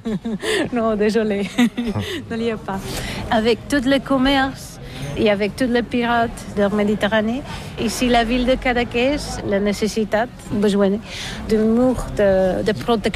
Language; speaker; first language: French; non-native, learner; Catalan